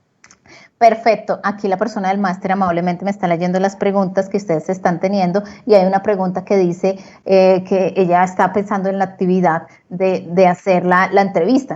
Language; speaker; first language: Spanish; native; Spanish